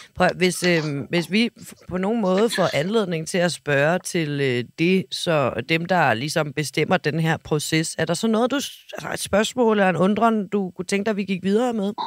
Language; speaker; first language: Danish; native; Danish